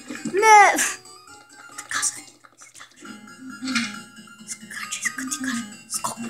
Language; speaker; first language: Bulgarian; native; Bulgarian